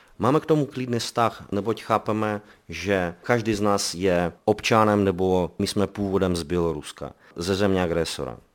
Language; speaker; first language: Czech; non-native, fluent; Belarusian